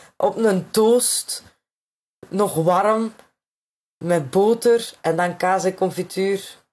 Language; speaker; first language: Dutch; native; Dutch